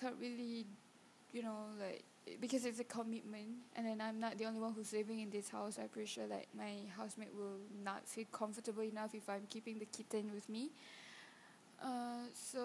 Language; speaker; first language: English; non-native, local second language; Malay